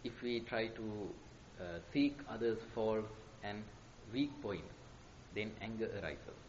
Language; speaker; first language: English; non-native, local second language; Sinhala